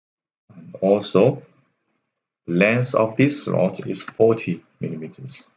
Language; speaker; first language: English; non-native, fluent; Chinese